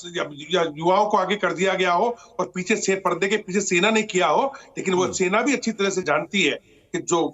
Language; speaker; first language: Hindi; native; Hindi